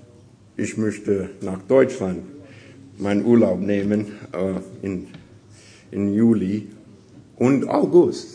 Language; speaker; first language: German; non-native, learner; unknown